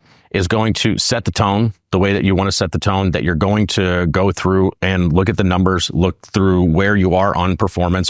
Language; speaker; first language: English; native; English